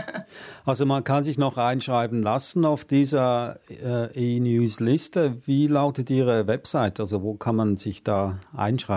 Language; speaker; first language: German; native; German